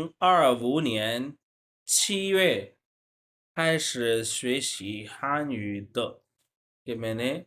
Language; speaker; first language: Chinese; non-native, fluent; Urdu